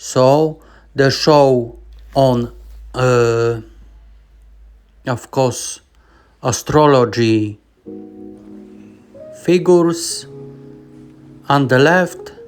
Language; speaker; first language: English; non-native, learner; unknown